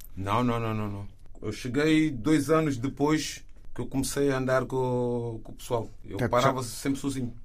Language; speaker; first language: Portuguese; non-native, fluent; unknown